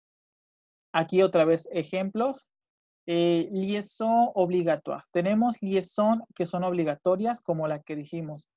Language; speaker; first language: Spanish; native; Spanish